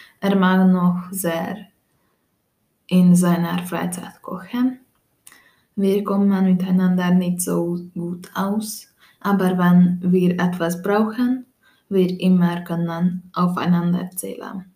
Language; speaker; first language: German; non-native, learner; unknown